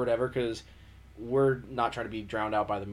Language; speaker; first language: English; native; English